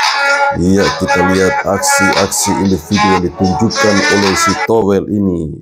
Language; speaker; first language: Indonesian; native; Indonesian